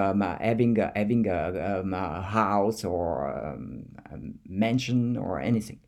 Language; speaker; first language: English; non-native, fluent; French